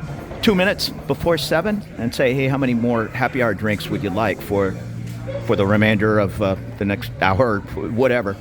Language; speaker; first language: English; native; English